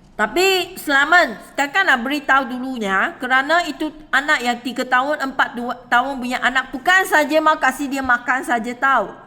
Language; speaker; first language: Malay; non-native, local second language; Chinese